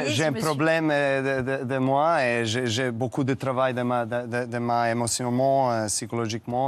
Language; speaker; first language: French; non-native, learner; Serbian